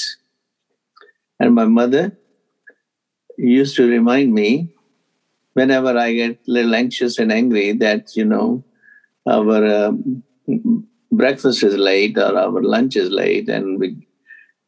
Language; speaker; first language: English; non-native, local second language; Punjabi